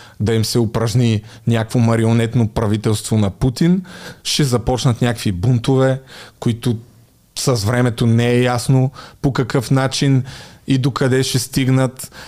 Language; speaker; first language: Bulgarian; native; Bulgarian